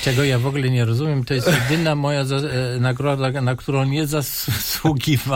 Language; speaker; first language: Polish; non-native, fluent; German